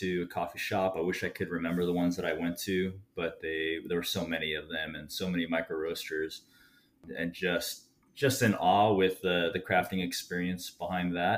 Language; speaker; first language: English; native; English